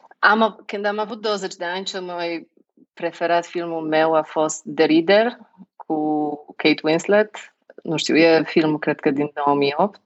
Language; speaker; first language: Romanian; non-native, fluent; Polish